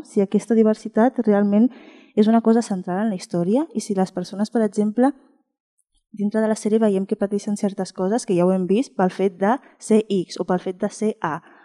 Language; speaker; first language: Catalan; non-native, fluent; Spanish